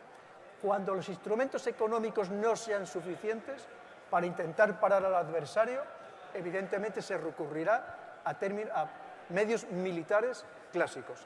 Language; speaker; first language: Spanish; native; Spanish